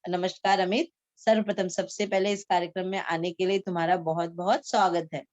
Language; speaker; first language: Hindi; non-native, local second language; Marathi